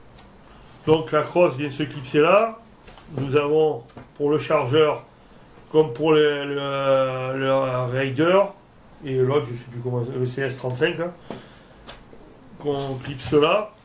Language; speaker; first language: French; native; French